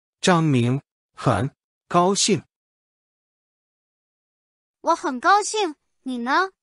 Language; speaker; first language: Chinese; non-native, learner; English